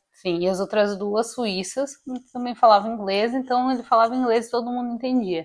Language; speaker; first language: Portuguese; native; Portuguese